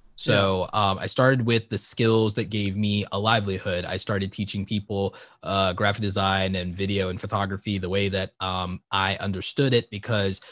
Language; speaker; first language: English; native; English